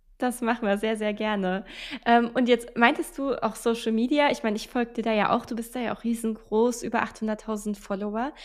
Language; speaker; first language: German; native; German